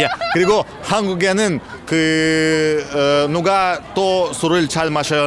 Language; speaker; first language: Korean; non-native, learner; Russian